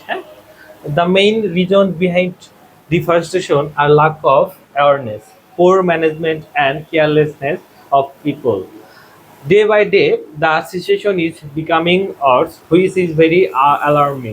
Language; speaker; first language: English; non-native, local second language; Bangla